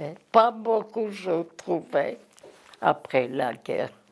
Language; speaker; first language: French; non-native, learner; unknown